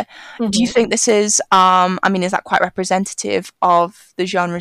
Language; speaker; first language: English; native; English